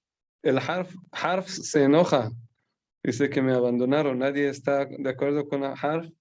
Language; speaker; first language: Spanish; non-native, fluent; Persian